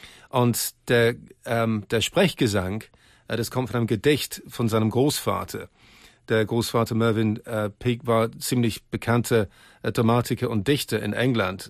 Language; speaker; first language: German; native; German